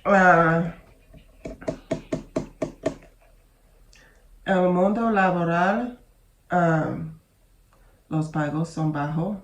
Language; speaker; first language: Spanish; non-native, learner; English